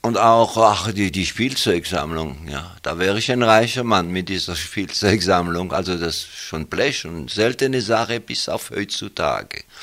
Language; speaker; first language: German; non-native, local second language; Swiss German